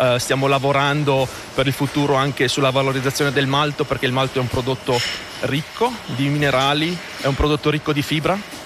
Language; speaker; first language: Italian; native; Italian